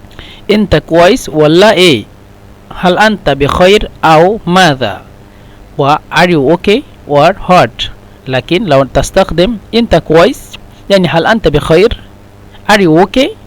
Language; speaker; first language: Arabic; non-native, fluent; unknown